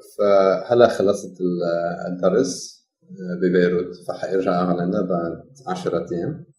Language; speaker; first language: Arabic; non-native, learner; Dutch